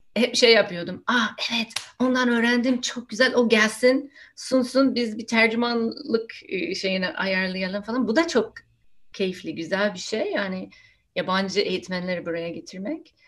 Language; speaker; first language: Turkish; non-native, fluent; English